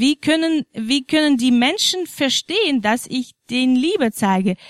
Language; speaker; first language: German; non-native, fluent; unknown